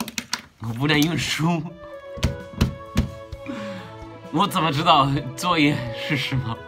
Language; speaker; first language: Chinese; non-native, fluent; Spanish